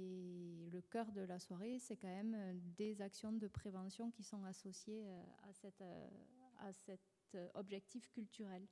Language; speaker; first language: French; native; French